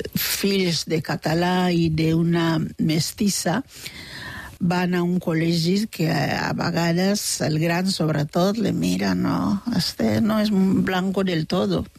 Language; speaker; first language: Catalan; non-native, fluent; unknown